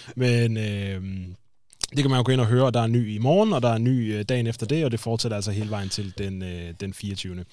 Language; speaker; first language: Danish; native; Danish